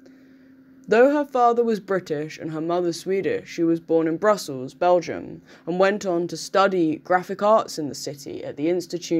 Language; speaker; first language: English; native; English